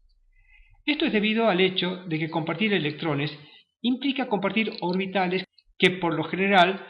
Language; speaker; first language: Spanish; native; Spanish